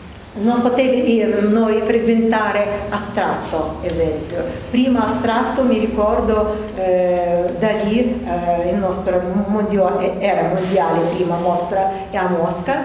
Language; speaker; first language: Italian; non-native, learner; Russian